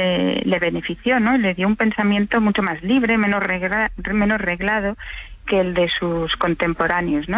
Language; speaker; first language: Spanish; native; Spanish